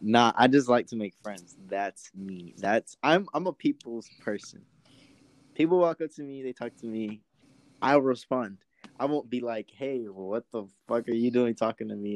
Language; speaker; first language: English; native; English